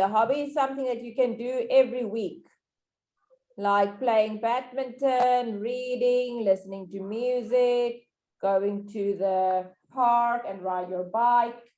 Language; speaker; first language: English; non-native, fluent; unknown